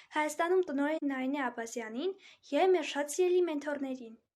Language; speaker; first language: Armenian; native; Armenian